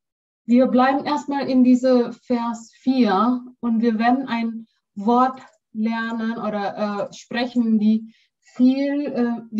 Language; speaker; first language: German; non-native, learner; Indonesian